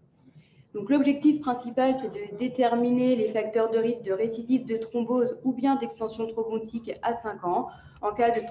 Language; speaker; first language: French; native; French